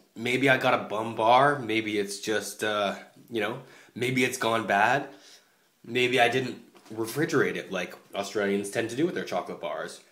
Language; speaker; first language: English; native; English